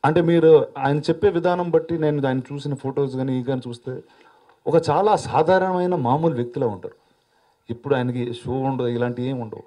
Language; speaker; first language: Telugu; native; Telugu